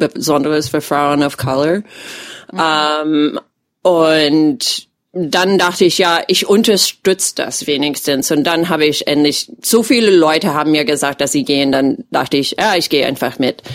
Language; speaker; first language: German; non-native, fluent; English